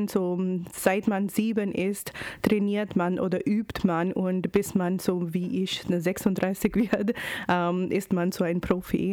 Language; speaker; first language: German; non-native, learner; Urdu